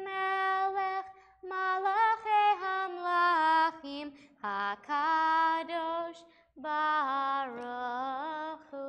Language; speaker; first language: English; native; English